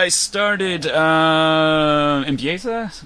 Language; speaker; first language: Spanish; non-native, learner; English